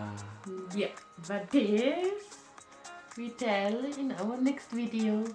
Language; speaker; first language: English; non-native, learner; German